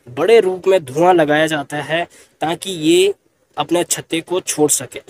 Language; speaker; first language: Hindi; native; Hindi